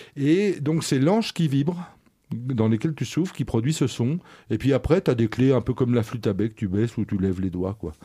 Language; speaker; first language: French; native; French